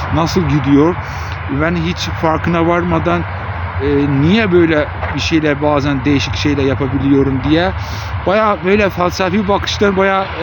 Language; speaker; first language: Turkish; non-native, fluent; Azerbaijani